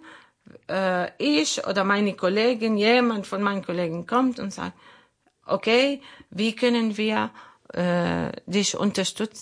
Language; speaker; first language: German; non-native, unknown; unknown